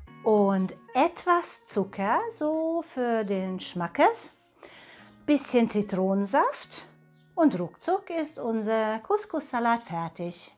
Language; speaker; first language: German; non-native, fluent; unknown